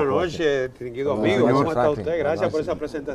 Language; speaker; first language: Spanish; native; Spanish